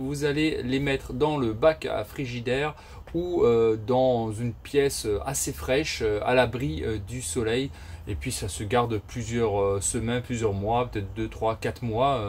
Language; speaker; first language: French; native; French